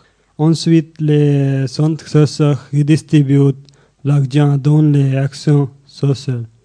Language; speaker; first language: French; non-native, learner; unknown